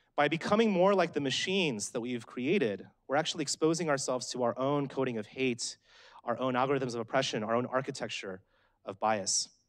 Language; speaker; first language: English; native; English